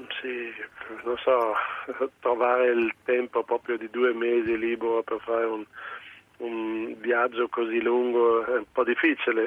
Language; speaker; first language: Italian; non-native, local second language; German